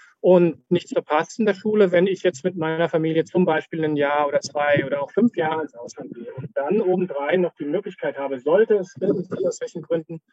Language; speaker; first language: German; native; German